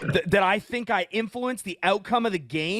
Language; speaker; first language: English; native; English